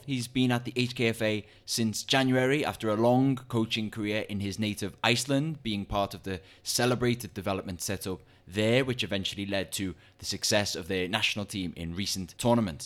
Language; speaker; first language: English; native; English